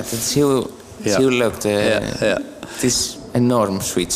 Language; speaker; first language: Dutch; non-native, fluent; Greek